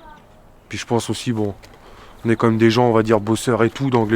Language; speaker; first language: French; early bilingual, other home language; Portuguese